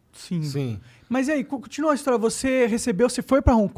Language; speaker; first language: Portuguese; native; Portuguese